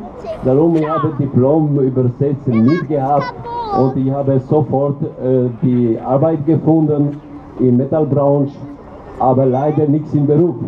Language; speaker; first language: German; non-native, learner; Albanian